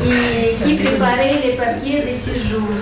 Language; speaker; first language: French; non-native, learner; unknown